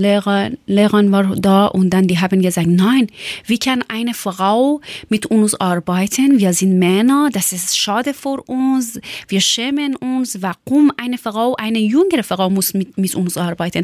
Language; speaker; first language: German; non-native, learner; Persian